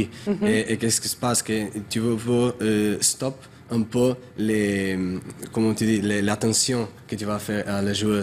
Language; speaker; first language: French; non-native, learner; Portuguese